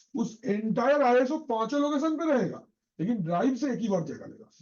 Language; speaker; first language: Hindi; non-native, local second language; Bangla